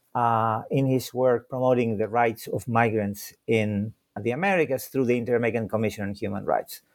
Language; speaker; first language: English; non-native, fluent; Spanish